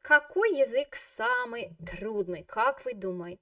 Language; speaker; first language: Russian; non-native, fluent; English